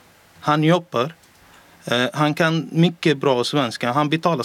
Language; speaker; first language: Swedish; non-native, learner; Arabic